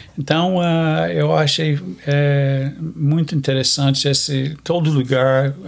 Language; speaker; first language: Portuguese; non-native, fluent; English